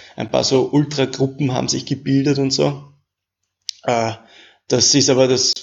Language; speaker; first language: German; native; German